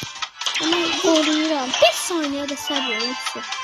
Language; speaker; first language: Turkish; non-native, learner; Azerbaijani